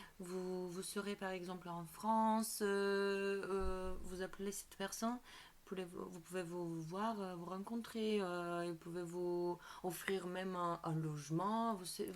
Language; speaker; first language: French; non-native, fluent; Bulgarian